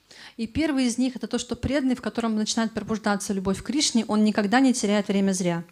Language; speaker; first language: Russian; native; Russian